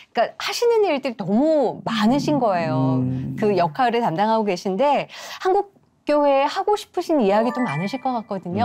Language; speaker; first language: Korean; native; Korean